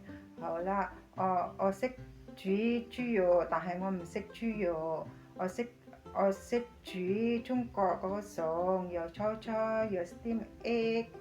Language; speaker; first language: Cantonese; non-native, learner; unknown